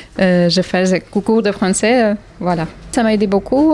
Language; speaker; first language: French; non-native, learner; Ukrainian